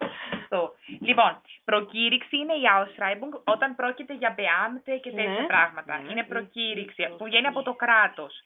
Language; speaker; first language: Greek; non-native, learner; German